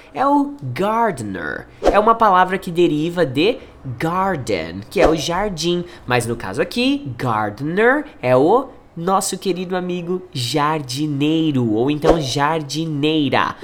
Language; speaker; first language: Portuguese; native; Portuguese